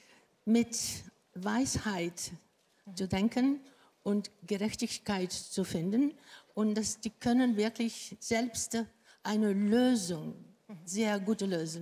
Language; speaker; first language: German; non-native, fluent; Greek